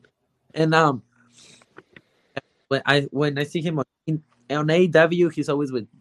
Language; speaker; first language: English; non-native, fluent; Spanish